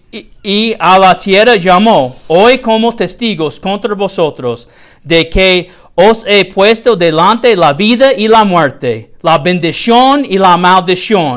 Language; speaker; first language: Spanish; non-native, learner; English